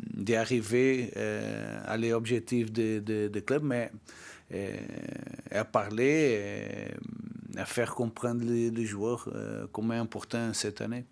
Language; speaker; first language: French; non-native, fluent; Portuguese